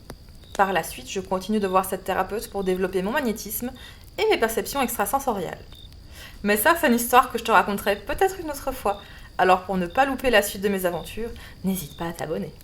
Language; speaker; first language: French; native; French